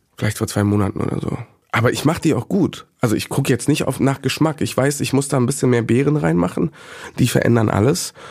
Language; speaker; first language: German; early bilingual, other home language; Bosnian